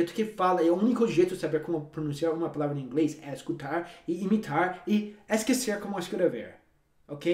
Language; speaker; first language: Portuguese; non-native, fluent; English